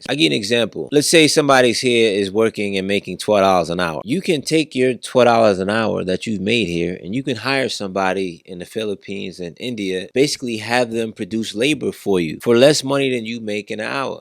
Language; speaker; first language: English; native; English